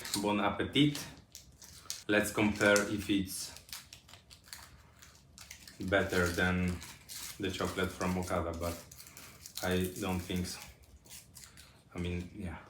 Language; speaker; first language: English; non-native, fluent; Polish